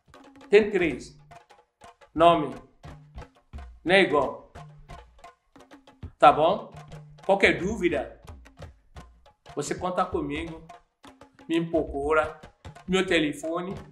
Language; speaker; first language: Portuguese; non-native, learner; Yoruba